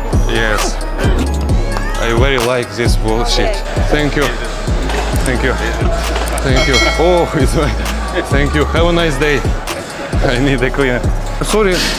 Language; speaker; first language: English; non-native, learner; Russian